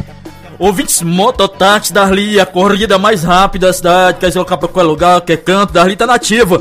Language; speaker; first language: Portuguese; native; Portuguese